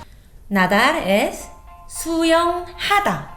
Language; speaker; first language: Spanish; non-native, fluent; Korean